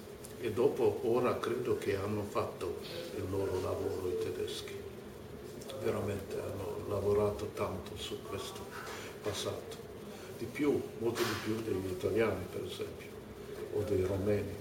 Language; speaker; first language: Italian; non-native, fluent; German